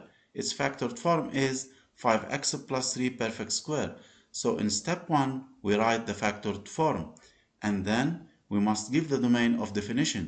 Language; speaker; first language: English; non-native, local second language; Arabic